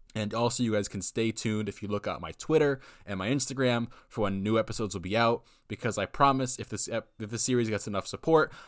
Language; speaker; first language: English; native; English